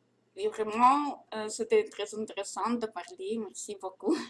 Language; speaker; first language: French; non-native, learner; Russian